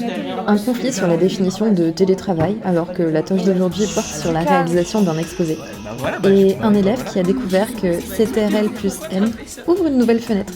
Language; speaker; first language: French; native; French